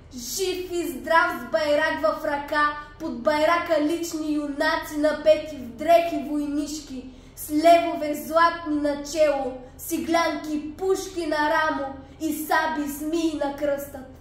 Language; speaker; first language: Bulgarian; native; Bulgarian